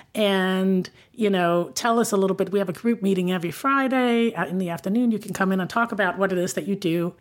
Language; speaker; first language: English; non-native, fluent; Danish